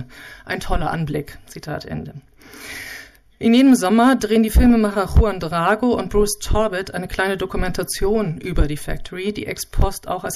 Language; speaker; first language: German; native; German